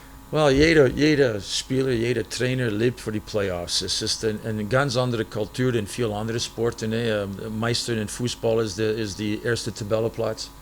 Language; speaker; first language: German; non-native, fluent; English